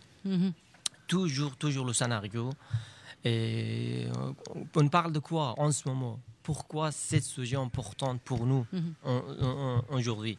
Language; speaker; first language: French; non-native, learner; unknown